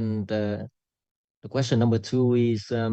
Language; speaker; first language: English; non-native, local second language; Vietnamese